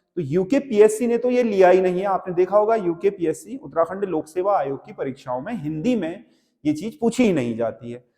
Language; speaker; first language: Hindi; native; Hindi